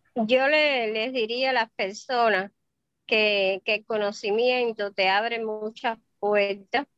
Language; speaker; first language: Spanish; native; Spanish